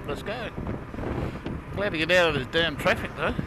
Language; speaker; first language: English; native; English